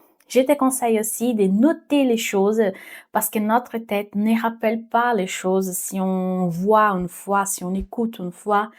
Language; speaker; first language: French; non-native, fluent; Portuguese